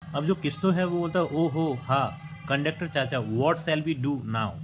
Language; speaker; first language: Hindi; native; Hindi